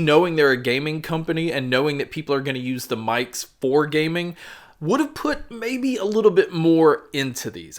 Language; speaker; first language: English; native; English